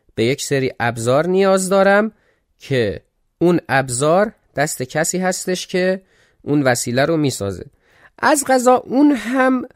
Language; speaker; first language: Persian; non-native, local second language; Azerbaijani